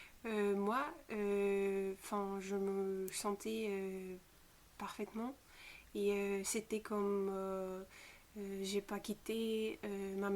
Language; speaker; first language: French; non-native, fluent; Bulgarian